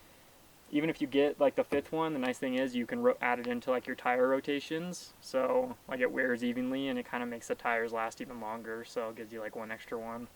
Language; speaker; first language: English; native; English